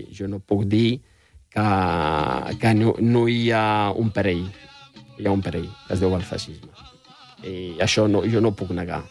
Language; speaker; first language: Catalan; non-native, fluent; Riffian